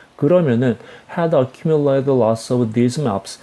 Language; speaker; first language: English; non-native, fluent; Korean